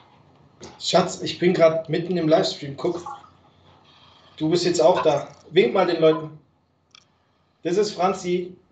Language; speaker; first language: German; native; German